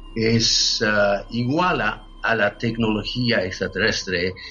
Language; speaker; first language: Spanish; non-native, fluent; Japanese